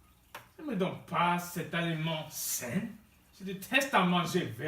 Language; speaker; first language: French; non-native, learner; English